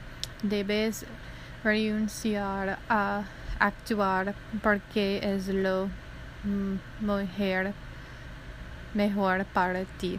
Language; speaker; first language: Spanish; non-native, learner; English